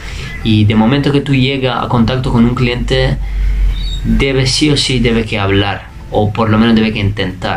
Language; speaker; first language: Spanish; non-native, fluent; Italian